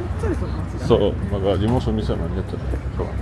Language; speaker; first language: Japanese; non-native, learner; French